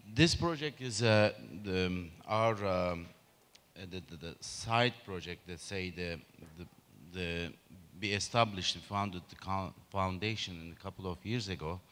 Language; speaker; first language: English; non-native, learner; Turkish